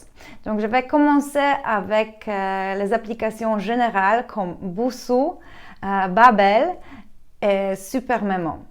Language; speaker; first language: French; non-native, fluent; Polish